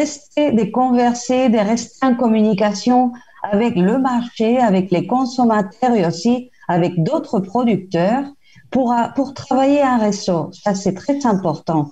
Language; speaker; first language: French; non-native, fluent; Spanish